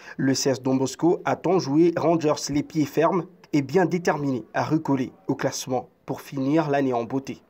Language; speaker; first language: French; non-native, local second language; Swahili